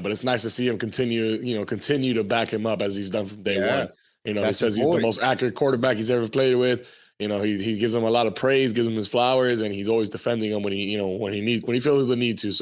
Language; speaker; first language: English; native; English